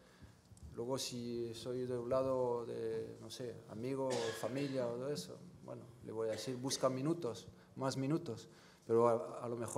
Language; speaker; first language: Spanish; non-native, fluent; French